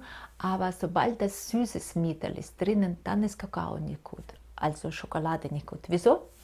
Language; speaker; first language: German; non-native, fluent; Russian